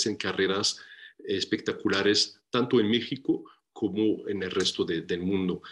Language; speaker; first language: Spanish; non-native, fluent; French